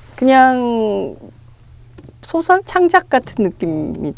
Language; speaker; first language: Korean; native; Korean